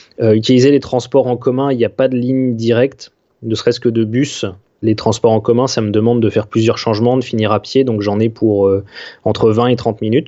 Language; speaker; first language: French; native; French